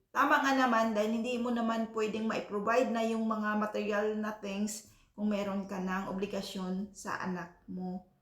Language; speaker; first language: Filipino; non-native, local second language; Cebuano